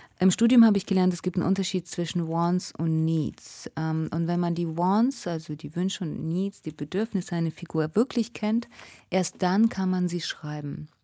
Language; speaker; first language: German; early bilingual, other home language; Russian